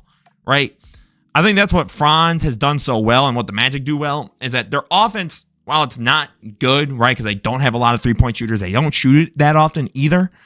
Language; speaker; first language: English; native; English